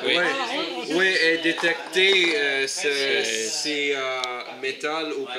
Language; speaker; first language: French; non-native, learner; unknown